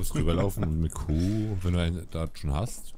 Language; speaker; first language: German; native; German